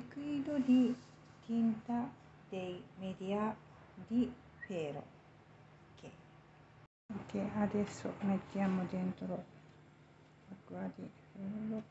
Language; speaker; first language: Italian; non-native, learner; Japanese